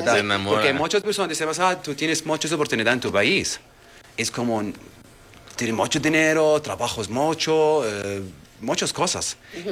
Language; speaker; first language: Spanish; non-native, learner; Arabic